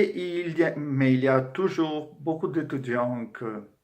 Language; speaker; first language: French; non-native, fluent; Portuguese